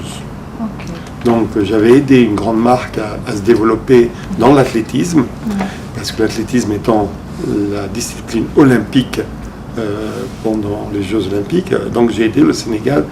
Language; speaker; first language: French; non-native, local second language; Arabic